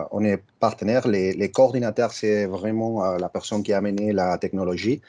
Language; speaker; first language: French; non-native, fluent; Spanish